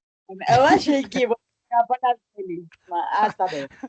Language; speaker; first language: Portuguese; non-native, learner; Spanish